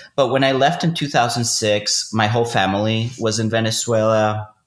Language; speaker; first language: English; non-native, fluent; Spanish